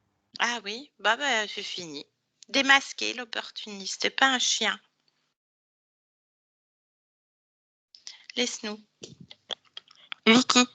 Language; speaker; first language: French; native; French